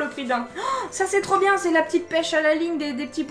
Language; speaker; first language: French; native; French